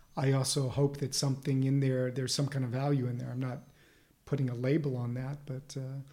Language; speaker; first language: English; native; English